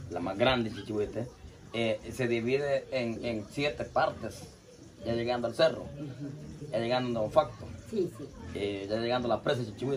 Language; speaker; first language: Spanish; native; Spanish